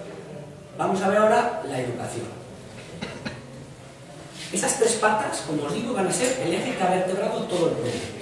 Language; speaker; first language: Spanish; native; Spanish